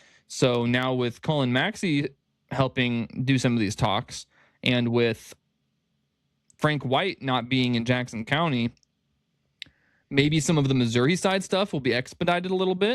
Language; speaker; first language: English; native; English